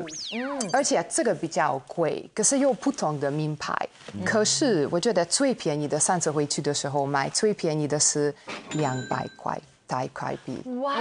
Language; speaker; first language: Chinese; non-native, fluent; Hungarian